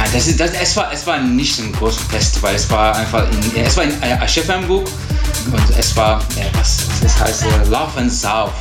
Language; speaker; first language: German; non-native, learner; Turkish